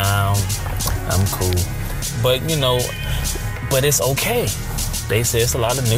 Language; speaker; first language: English; native; English